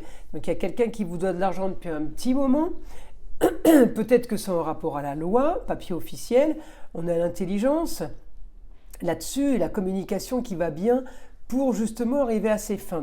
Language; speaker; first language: French; native; French